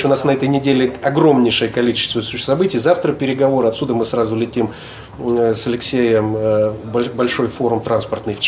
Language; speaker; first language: Russian; native; Russian